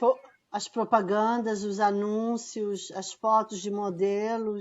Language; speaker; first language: Portuguese; non-native, fluent; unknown